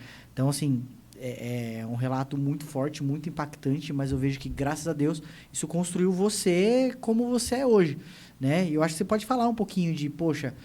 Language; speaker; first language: Portuguese; native; Portuguese